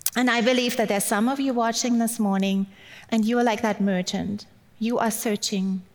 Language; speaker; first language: English; non-native, fluent; German